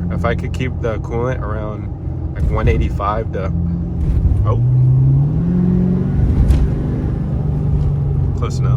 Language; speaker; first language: English; native; English